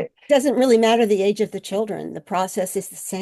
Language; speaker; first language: English; native; English